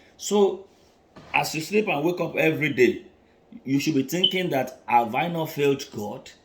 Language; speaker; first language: English; non-native, local second language; Yoruba